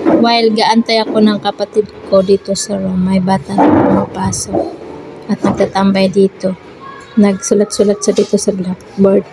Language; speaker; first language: Filipino; non-native, local second language; Cebuano